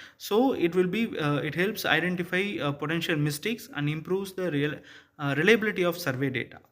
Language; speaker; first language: English; non-native, local second language; Tamil